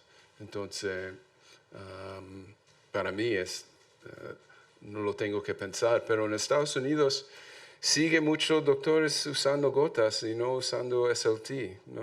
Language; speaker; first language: Spanish; non-native, learner; English